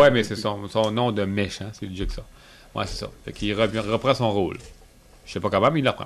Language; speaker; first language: French; native; French